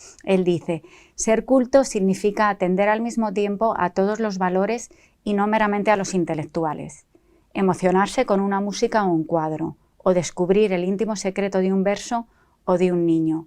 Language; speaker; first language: Spanish; native; Spanish